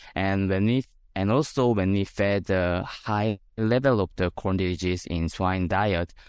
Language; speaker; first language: English; non-native, fluent; Korean